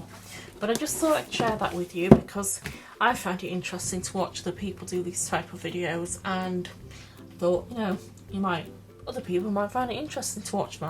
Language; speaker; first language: English; native; English